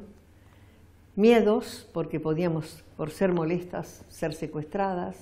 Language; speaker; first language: Spanish; native; Spanish